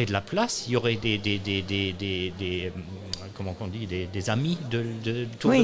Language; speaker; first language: French; non-native, learner; German